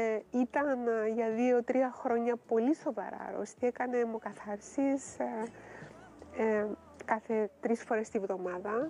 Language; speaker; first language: Greek; native; Greek